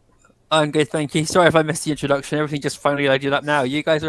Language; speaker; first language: English; native; English